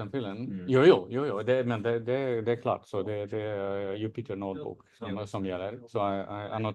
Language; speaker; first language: Swedish; non-native, fluent; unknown